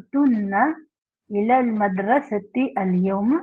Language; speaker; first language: Arabic; non-native, learner; Filipino